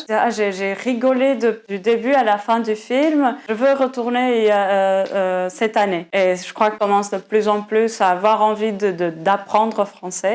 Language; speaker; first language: French; non-native, fluent; Portuguese